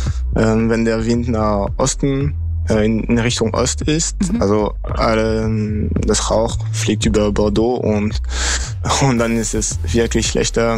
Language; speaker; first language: German; non-native, fluent; French